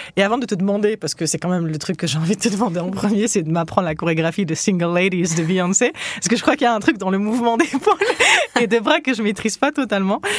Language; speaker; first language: French; early bilingual, other home language; Arabic